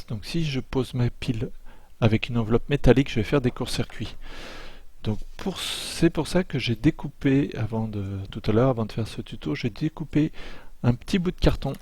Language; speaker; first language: French; native; French